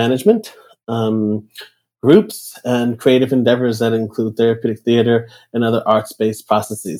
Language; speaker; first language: English; native; English